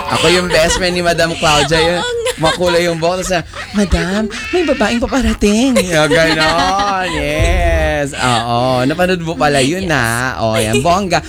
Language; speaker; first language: Filipino; native; Filipino